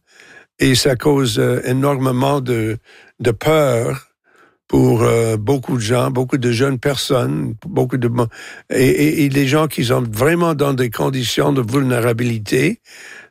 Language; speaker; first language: French; non-native, local second language; English